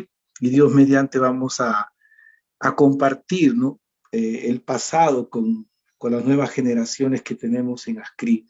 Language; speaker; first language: Spanish; native; Spanish